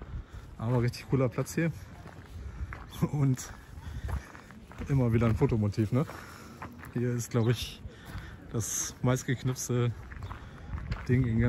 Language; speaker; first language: German; native; German